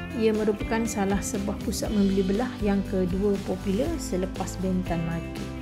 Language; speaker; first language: Malay; native; Malay